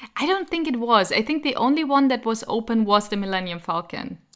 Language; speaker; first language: English; non-native, fluent; German